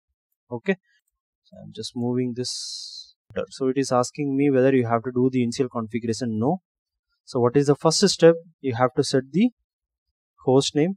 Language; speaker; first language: English; non-native, local second language; Tamil